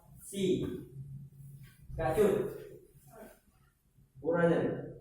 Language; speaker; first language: English; non-native, learner; Indonesian